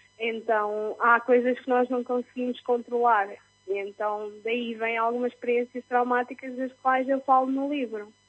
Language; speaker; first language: Portuguese; early bilingual, other home language; Spanish